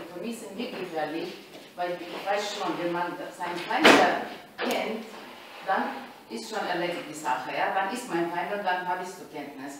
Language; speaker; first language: German; non-native, learner; Arabic